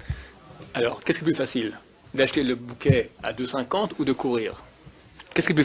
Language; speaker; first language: French; native; French